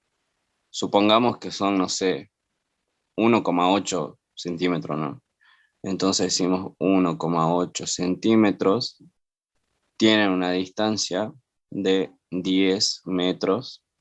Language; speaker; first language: Spanish; native; Spanish